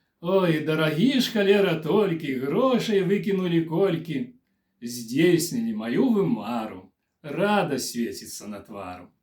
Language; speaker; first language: Belarusian; native; Belarusian